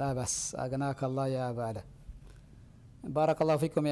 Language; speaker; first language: Arabic; non-native, fluent; Indonesian